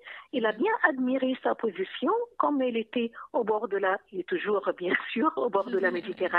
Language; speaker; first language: French; non-native, fluent; Arabic